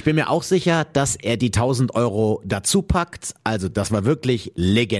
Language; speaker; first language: German; native; German